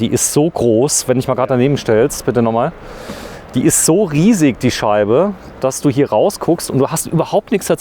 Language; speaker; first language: German; native; German